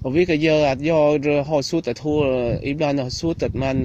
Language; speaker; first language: Swedish; non-native, learner; Vietnamese